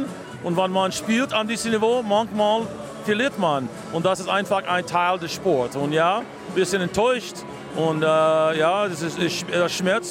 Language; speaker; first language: German; non-native, fluent; English